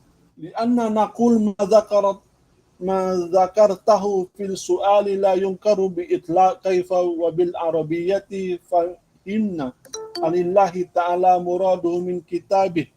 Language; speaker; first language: Arabic; non-native, fluent; Malay